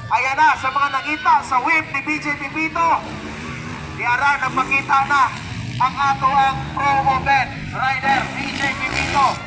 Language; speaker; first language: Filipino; non-native, local second language; Cebuano